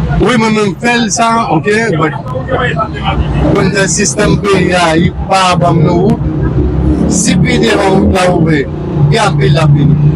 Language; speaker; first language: Haitian Creole; non-native, learner; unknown